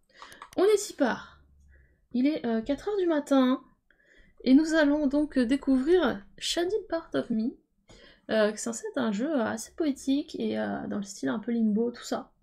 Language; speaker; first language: French; native; French